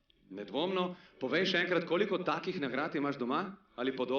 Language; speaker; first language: Slovenian; native; Slovenian